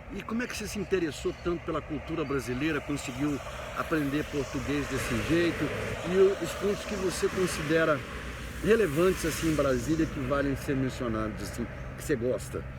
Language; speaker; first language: Portuguese; native; Portuguese